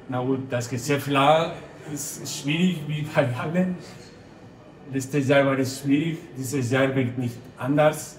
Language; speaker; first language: German; non-native, learner; Spanish